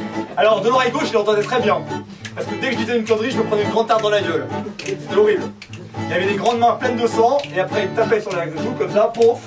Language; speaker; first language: French; native; French